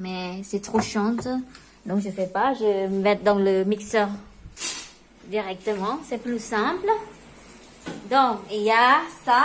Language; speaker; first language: French; non-native, local second language; Khmer